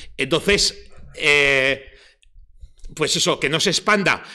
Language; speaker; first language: Spanish; native; Spanish